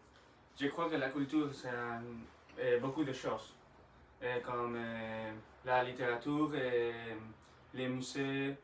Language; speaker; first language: French; non-native, learner; Spanish